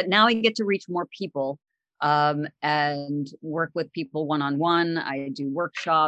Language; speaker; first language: English; native; English